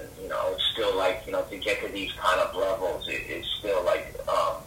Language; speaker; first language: English; native; English